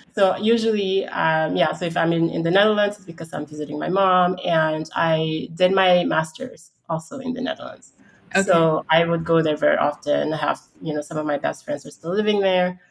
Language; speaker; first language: English; early bilingual, heritage; English